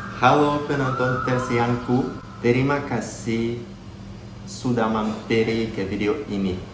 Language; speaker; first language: Indonesian; non-native, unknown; Russian